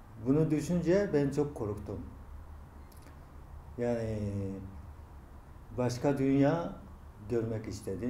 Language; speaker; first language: Turkish; non-native, learner; Japanese